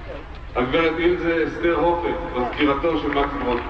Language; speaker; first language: Hebrew; native; Hebrew